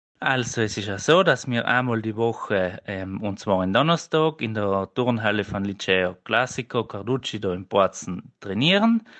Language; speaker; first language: German; native; German